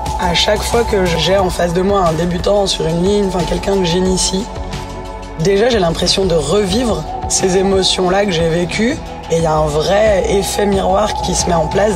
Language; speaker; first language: French; native; French